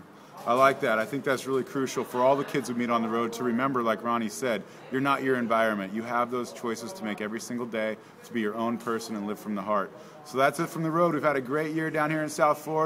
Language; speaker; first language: English; native; English